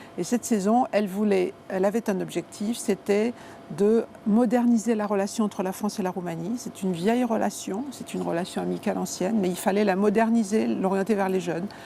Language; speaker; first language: French; native; French